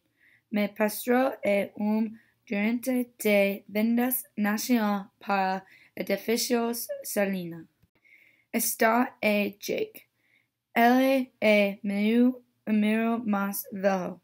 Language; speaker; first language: Portuguese; non-native, learner; English